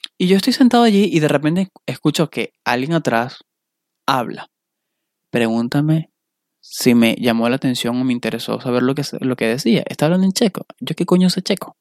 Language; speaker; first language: Spanish; native; Spanish